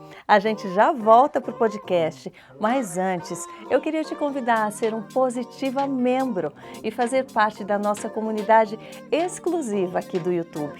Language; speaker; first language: Portuguese; native; Portuguese